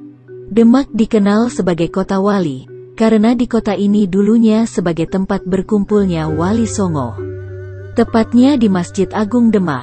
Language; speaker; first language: Indonesian; native; Indonesian